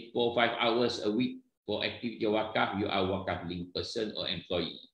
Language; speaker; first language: English; non-native, local second language; Malay